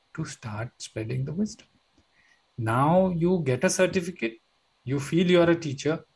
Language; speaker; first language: English; non-native, local second language; Marathi